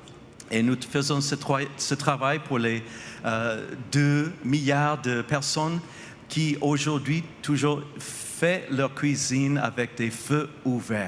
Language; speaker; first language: French; non-native, fluent; English